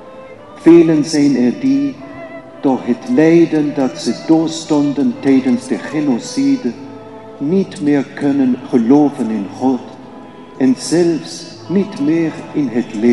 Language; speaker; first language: Dutch; non-native, fluent; German